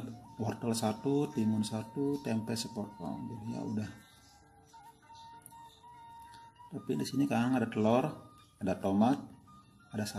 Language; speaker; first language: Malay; non-native, local second language; Sundanese